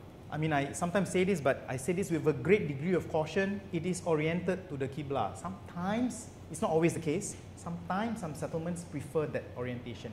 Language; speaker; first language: English; non-native, local second language; Malay